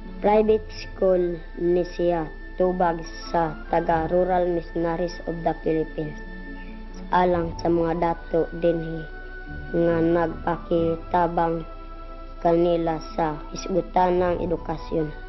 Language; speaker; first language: Cebuano; non-native, local second language; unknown